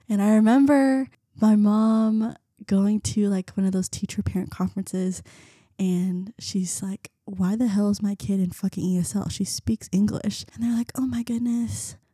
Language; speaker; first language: English; early bilingual, other home language; Vietnamese